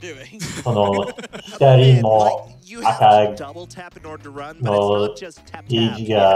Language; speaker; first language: Japanese; non-native, learner; English